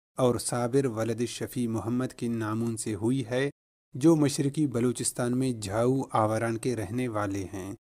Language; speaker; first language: Urdu; non-native, local second language; Baluchi